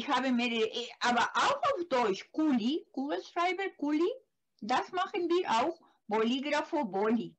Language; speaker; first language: German; non-native, learner; Spanish